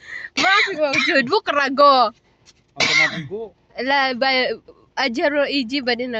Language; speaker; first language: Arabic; non-native, learner; Filipino